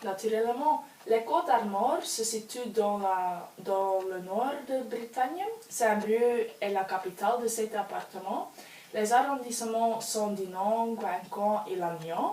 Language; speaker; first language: French; non-native, learner; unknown